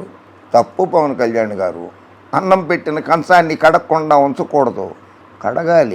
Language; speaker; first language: Telugu; native; Telugu